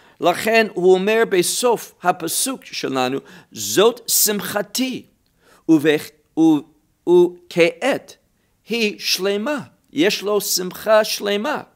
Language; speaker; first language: Hebrew; non-native, fluent; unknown